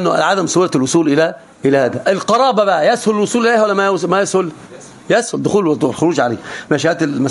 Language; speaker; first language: Arabic; native; Arabic